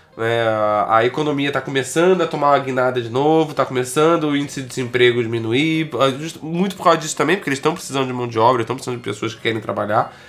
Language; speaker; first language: Portuguese; native; Portuguese